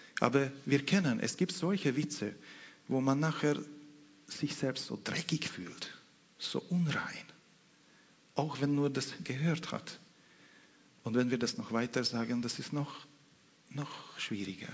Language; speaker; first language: German; non-native, fluent; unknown